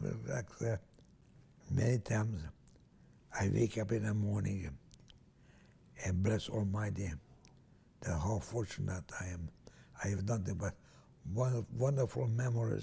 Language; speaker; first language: English; non-native, fluent; Romanian